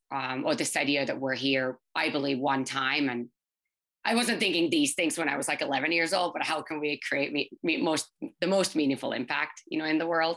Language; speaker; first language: English; non-native, fluent; Finnish